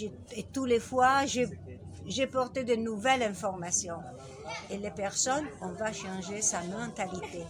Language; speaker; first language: French; non-native, learner; Italian